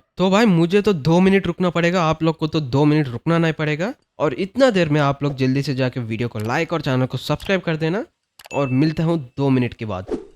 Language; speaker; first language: Hindi; non-native, local second language; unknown